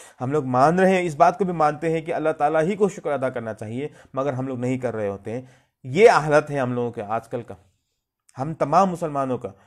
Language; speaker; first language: Hindi; native; Hindi